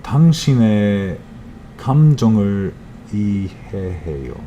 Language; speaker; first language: Korean; non-native, learner; English